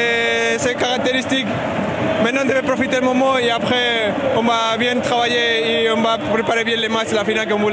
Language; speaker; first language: French; non-native, fluent; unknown